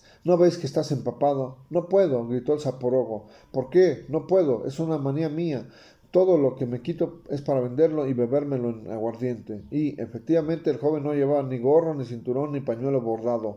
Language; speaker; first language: Spanish; native; Spanish